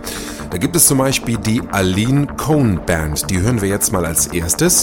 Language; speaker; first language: German; native; German